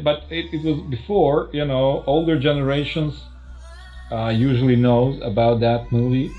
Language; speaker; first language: English; non-native, fluent; Croatian